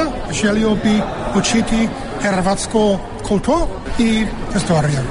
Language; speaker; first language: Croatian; non-native, learner; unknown